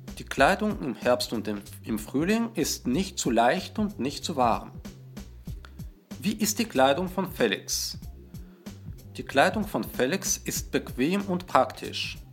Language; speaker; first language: German; non-native, fluent; Russian